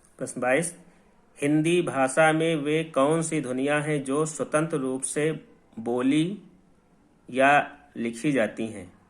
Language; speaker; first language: Hindi; native; Hindi